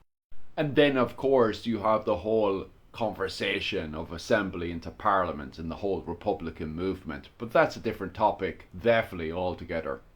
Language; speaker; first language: English; native; English